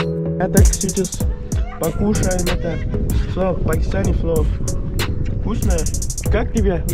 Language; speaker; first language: Russian; non-native, learner; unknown